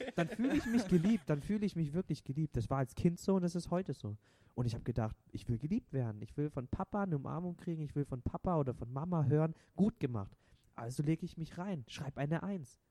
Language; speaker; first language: German; non-native, local second language; Vietnamese